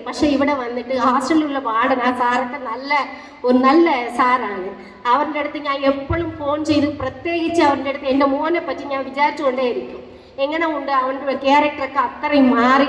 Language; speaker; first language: Malayalam; non-native, learner; Tamil